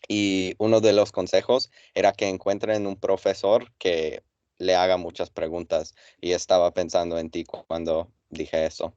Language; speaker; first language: Spanish; non-native, fluent; English